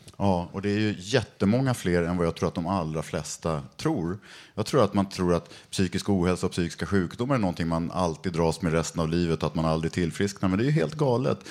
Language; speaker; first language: Swedish; native; Swedish